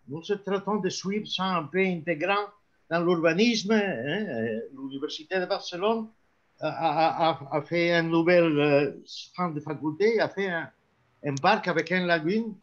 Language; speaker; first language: French; non-native, fluent; Spanish